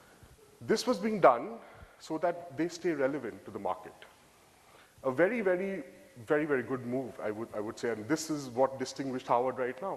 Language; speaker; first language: English; non-native, local second language; Bangla